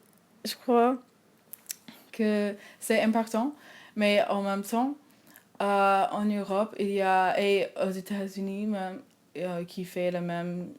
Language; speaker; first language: French; non-native, learner; English